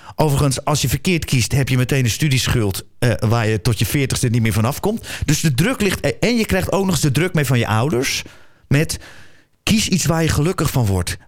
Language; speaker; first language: Dutch; native; Dutch